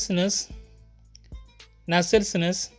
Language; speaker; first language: Turkish; non-native, fluent; Wolof